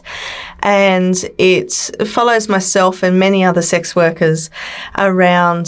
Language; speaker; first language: English; native; English